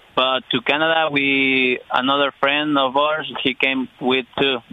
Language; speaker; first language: English; non-native, fluent; Spanish